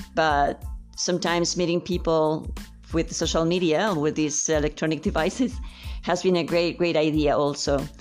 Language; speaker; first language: English; non-native, fluent; Spanish